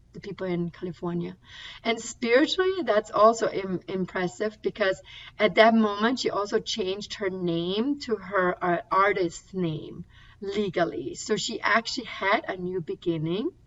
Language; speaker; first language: English; non-native, fluent; German